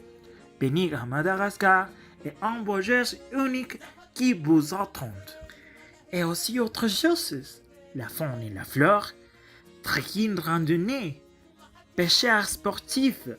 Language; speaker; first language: French; non-native, learner; Spanish